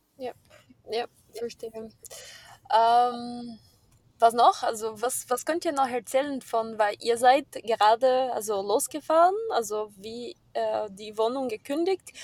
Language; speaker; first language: German; non-native, fluent; Portuguese